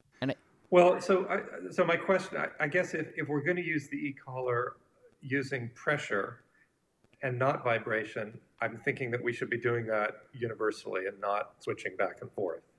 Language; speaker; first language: English; native; English